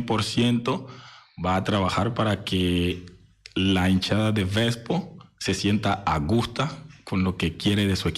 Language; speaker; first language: Spanish; native; Spanish